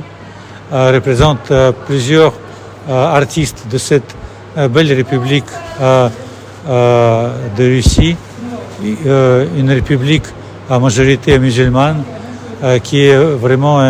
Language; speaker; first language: French; non-native, fluent; Russian